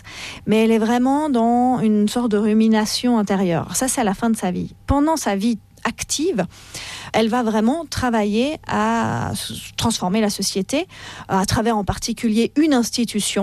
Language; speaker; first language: French; native; French